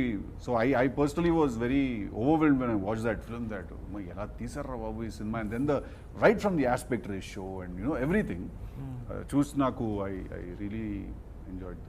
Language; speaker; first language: Telugu; native; Telugu